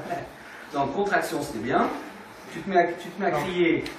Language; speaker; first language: French; native; French